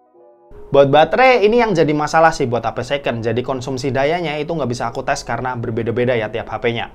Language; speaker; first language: Indonesian; native; Indonesian